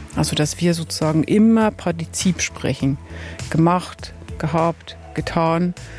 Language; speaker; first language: German; native; German